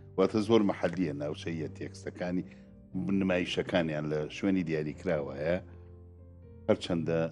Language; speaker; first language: Central Kurdish; native; Central Kurdish